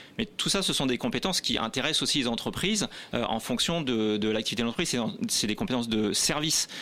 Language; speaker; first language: French; native; French